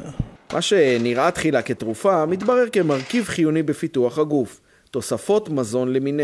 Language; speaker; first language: Hebrew; native; Hebrew